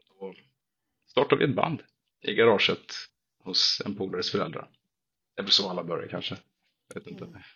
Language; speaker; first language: Swedish; native; Swedish